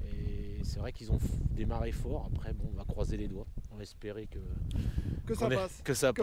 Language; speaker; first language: French; native; French